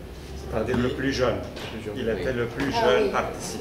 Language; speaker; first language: French; non-native, fluent; Romanian